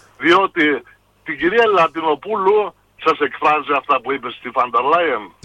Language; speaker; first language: Greek; early bilingual, heritage; Greek